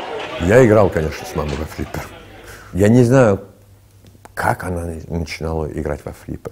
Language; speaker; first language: Russian; early bilingual, heritage; Russian